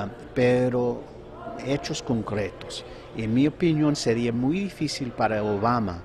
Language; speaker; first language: Spanish; non-native, fluent; English